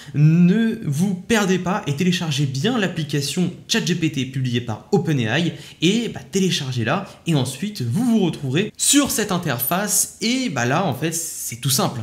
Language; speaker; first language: French; native; French